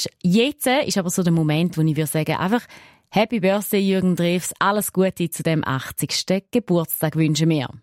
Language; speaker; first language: German; native; German